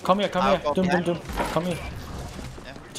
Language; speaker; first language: English; non-native, learner; Korean